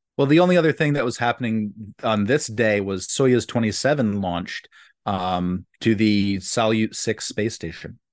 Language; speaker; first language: English; native; English